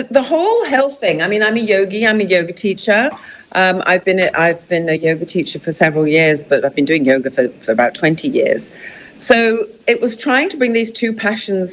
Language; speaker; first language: English; native; English